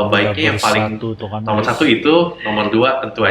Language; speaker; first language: Indonesian; native; Indonesian